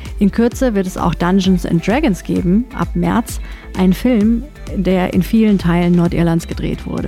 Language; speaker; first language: German; native; German